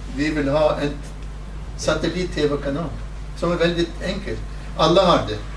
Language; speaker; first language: Swedish; non-native, fluent; Kurdish